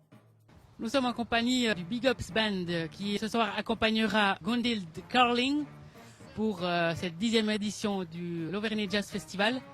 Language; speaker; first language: French; native; French